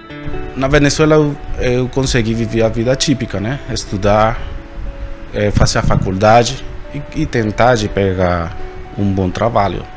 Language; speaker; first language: Portuguese; non-native, fluent; Spanish